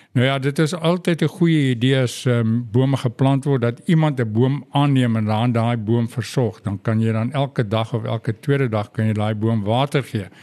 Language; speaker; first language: Afrikaans; non-native, local second language; English